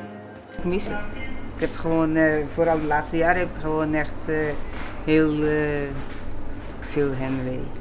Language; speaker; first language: Dutch; non-native, learner; Portuguese